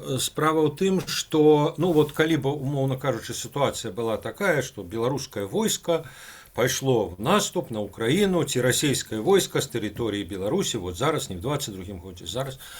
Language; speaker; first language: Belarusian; non-native, local second language; Russian